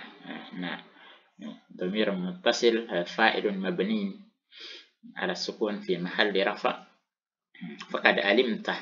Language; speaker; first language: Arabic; non-native, fluent; Indonesian